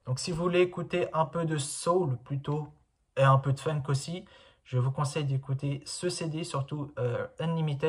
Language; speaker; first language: French; native; French